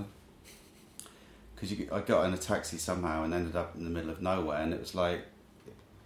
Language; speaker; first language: English; native; English